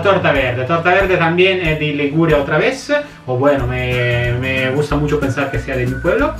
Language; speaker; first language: Spanish; non-native, fluent; Italian